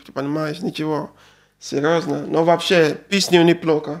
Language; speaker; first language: Russian; non-native, learner; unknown